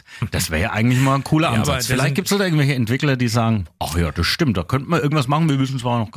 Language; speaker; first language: German; native; German